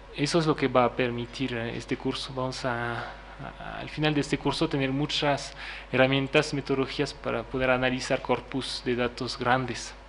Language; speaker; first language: Spanish; non-native, fluent; French